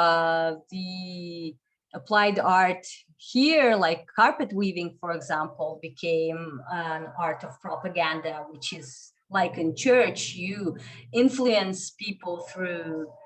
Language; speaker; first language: English; non-native, fluent; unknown